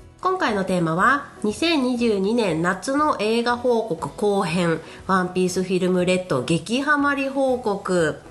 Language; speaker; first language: Japanese; native; Japanese